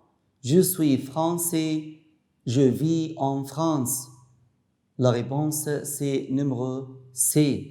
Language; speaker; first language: French; non-native, fluent; Arabic